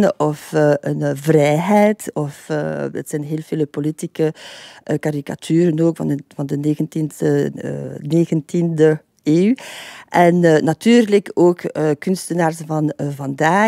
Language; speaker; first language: Dutch; non-native, fluent; French